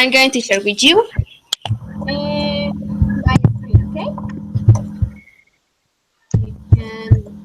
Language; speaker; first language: English; non-native, fluent; Spanish